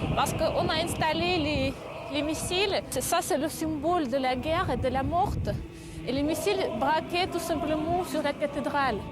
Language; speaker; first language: French; non-native, fluent; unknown